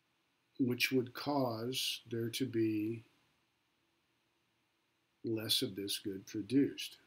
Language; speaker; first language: English; native; English